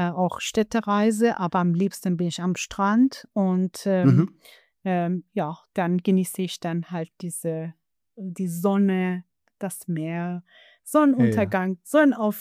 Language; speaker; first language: German; non-native, fluent; Persian